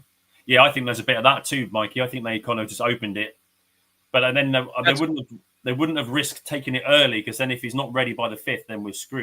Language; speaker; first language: English; native; English